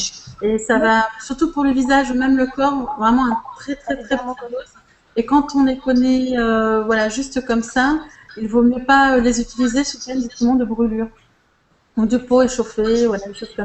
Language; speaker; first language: French; native; French